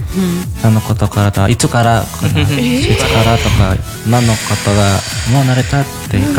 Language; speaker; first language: Japanese; non-native, learner; Indonesian